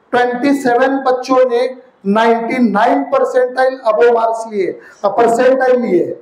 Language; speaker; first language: Hindi; non-native, local second language; Marathi